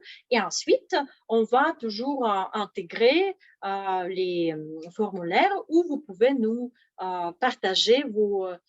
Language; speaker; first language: French; non-native, fluent; Russian